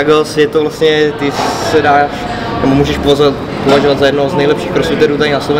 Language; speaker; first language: Czech; native; Czech